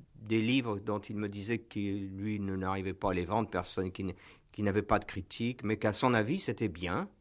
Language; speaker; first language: French; native; French